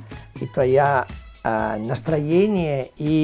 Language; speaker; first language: Russian; non-native, learner; Italian